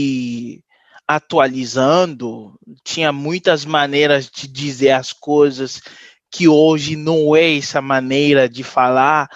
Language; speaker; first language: Portuguese; non-native, fluent; Haitian Creole